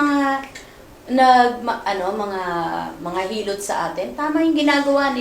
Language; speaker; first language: Filipino; native; Filipino